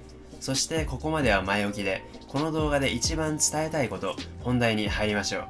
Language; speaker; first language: Japanese; native; Japanese